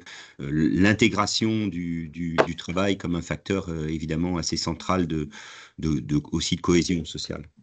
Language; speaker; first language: French; native; French